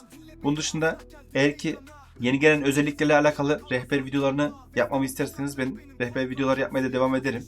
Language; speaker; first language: Turkish; native; Turkish